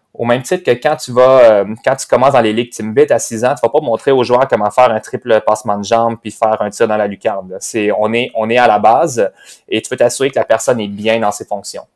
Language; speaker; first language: French; native; French